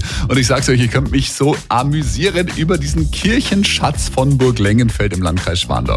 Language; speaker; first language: German; native; German